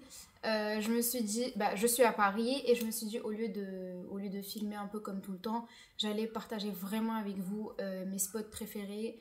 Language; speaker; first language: French; native; French